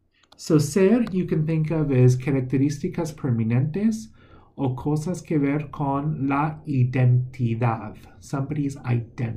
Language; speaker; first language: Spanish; non-native, fluent; English